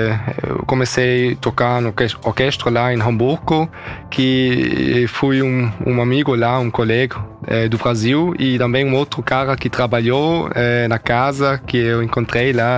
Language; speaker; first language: Portuguese; early bilingual, heritage; German